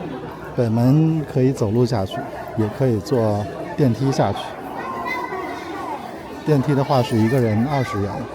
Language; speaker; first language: Chinese; native; Chinese